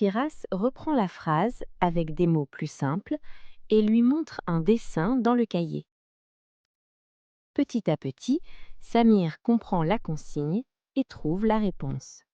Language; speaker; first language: French; non-native, local second language; Arabic